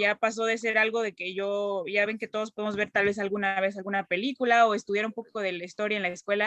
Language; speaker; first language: Spanish; native; Spanish